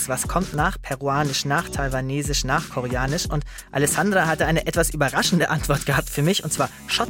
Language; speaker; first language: German; native; German